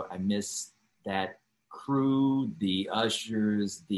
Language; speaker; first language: English; native; English